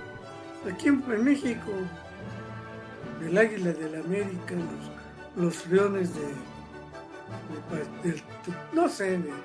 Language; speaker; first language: Spanish; native; Spanish